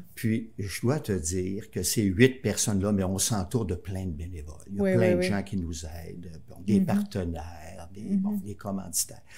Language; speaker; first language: French; native; French